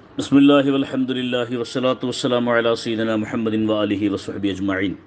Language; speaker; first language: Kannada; non-native, local second language; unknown